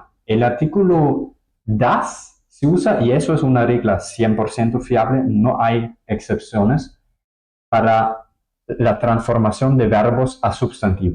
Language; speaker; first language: Spanish; non-native, fluent; German